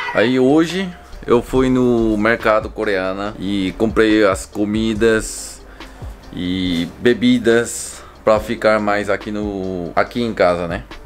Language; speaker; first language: Portuguese; non-native, learner; Korean